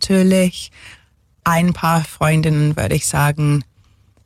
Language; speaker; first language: German; non-native, fluent; English